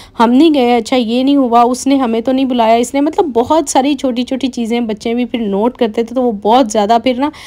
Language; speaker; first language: Urdu; native; Urdu